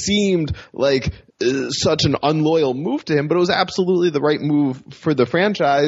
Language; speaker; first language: English; native; English